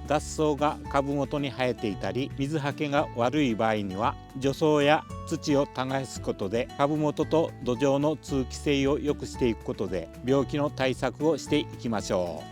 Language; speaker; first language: Japanese; native; Japanese